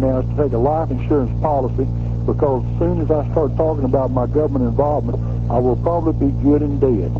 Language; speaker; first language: English; native; English